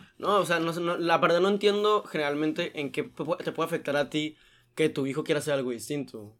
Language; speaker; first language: Spanish; native; Spanish